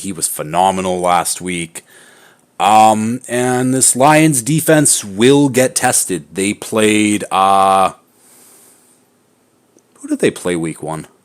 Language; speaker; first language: English; native; English